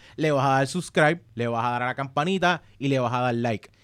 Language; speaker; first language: Spanish; native; Spanish